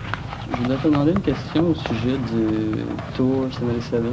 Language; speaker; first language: French; native; French